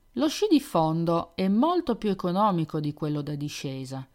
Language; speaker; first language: Italian; native; Italian